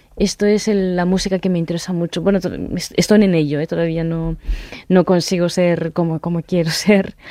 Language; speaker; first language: Spanish; non-native, fluent; Japanese